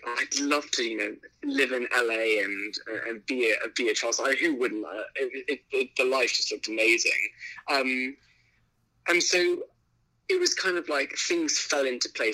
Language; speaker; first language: English; native; English